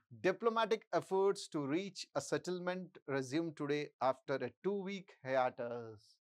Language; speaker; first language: English; non-native, local second language; Telugu